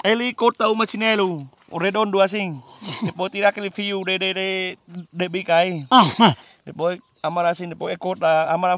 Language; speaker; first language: Portuguese; non-native, learner; Vietnamese